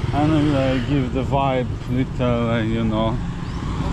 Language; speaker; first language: English; non-native, learner; Polish